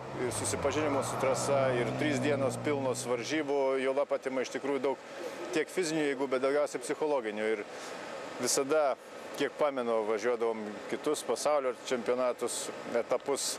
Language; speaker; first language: Lithuanian; native; Lithuanian